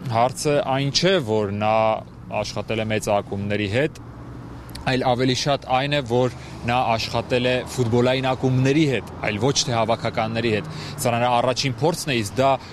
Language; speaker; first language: Armenian; native; Armenian